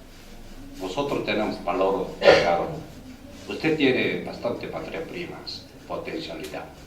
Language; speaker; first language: Spanish; non-native, learner; Korean